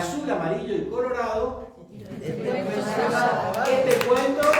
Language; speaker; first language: Spanish; native; Spanish